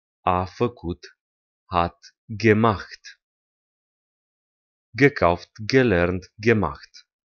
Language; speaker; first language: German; non-native, fluent; Romanian